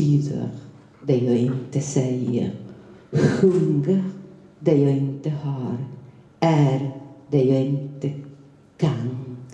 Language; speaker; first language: Swedish; non-native, fluent; Spanish